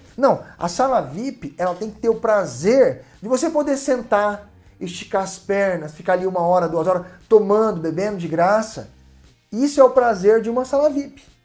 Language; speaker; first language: Portuguese; native; Portuguese